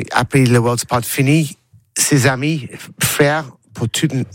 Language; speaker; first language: French; non-native, learner; English